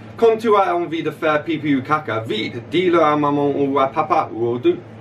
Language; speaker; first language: French; non-native, learner; English